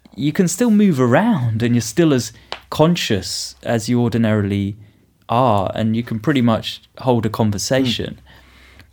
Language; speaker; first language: English; native; English